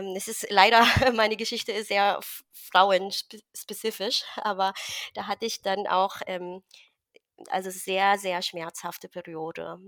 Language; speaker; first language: German; non-native, fluent; Filipino